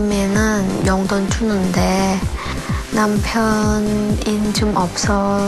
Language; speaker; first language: Korean; non-native, learner; Vietnamese